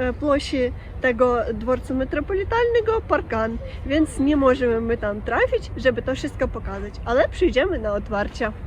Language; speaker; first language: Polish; non-native, learner; Ukrainian